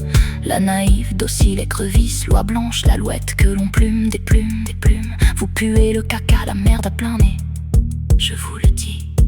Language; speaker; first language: French; native; French